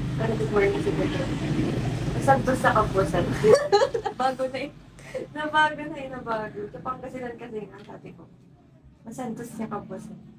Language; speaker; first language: Filipino; non-native, local second language; Pangasinan